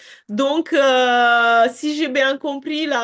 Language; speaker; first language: French; non-native, fluent; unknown